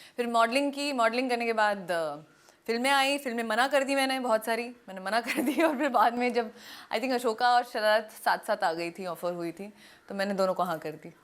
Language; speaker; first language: Hindi; non-native, local second language; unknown